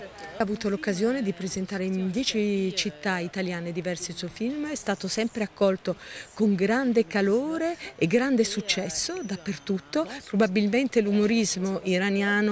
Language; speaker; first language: Italian; non-native, fluent; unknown